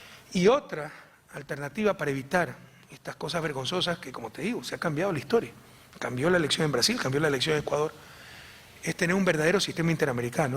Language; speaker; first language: Spanish; native; Spanish